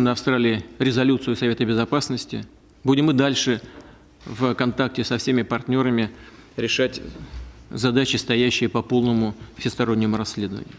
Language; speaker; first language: Russian; native; Russian